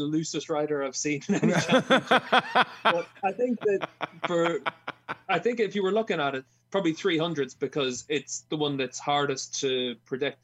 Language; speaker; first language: English; native; English